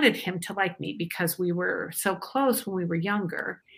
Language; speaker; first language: English; native; English